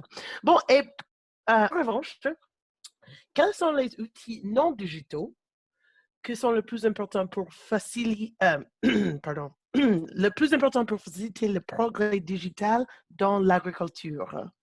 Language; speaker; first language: French; non-native, learner; English